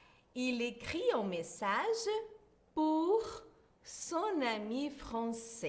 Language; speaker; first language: French; non-native, fluent; Portuguese